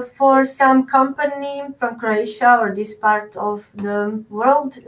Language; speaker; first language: English; non-native, fluent; Croatian